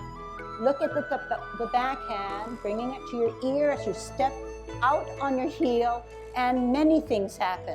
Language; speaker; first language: English; native; English